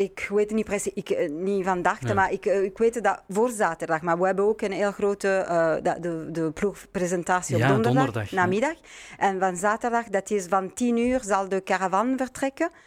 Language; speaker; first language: Dutch; non-native, learner; French